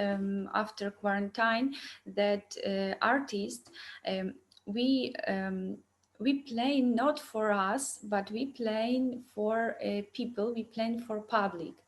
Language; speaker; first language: English; non-native, learner; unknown